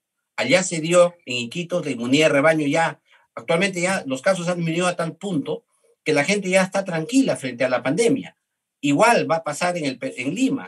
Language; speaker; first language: Spanish; native; Spanish